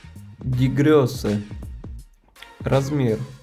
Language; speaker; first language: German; non-native, fluent; Russian